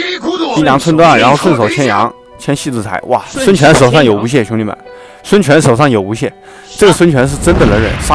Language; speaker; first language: Chinese; native; Chinese